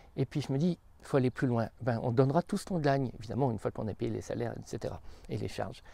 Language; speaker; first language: French; native; French